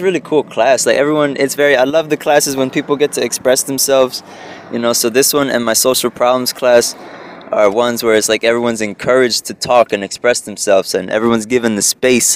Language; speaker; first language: English; early bilingual, other home language; Spanish